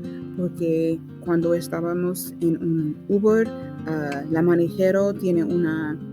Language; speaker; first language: Spanish; non-native, learner; English